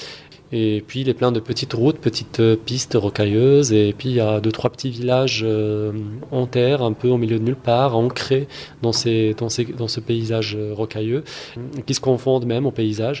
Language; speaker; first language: French; non-native, local second language; Arabic